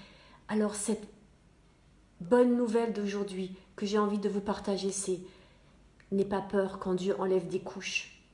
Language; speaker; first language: French; native; French